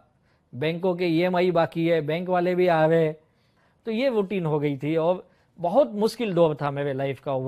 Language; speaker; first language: Hindi; native; Hindi